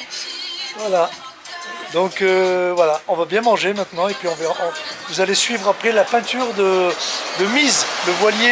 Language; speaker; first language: French; native; French